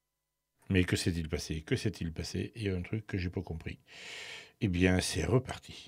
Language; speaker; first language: French; native; French